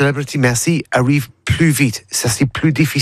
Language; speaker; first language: French; non-native, learner; English